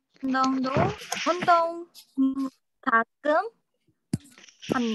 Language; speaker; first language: Korean; non-native, learner; Burmese